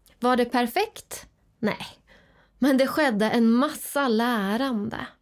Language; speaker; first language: Swedish; native; Swedish